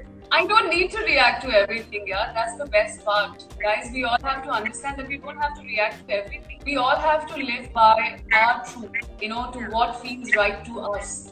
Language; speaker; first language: English; non-native, local second language; Hindi